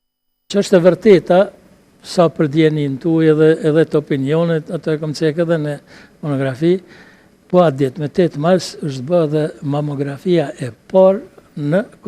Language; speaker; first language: Albanian; native; Albanian